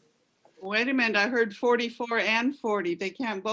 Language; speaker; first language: English; native; English